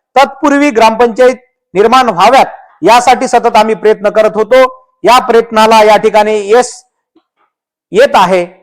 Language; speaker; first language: Marathi; non-native, local second language; Lambadi